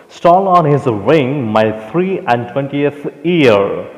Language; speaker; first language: English; non-native, local second language; Telugu